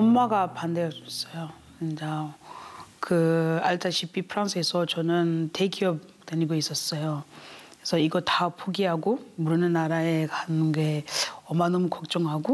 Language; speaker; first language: Korean; non-native, learner; French